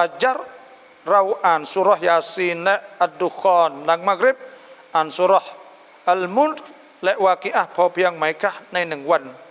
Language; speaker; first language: Thai; non-native, local second language; Malay